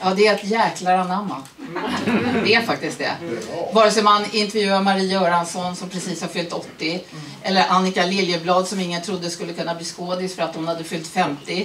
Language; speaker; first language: Swedish; native; Swedish